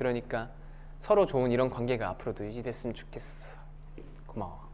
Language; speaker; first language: Korean; native; Korean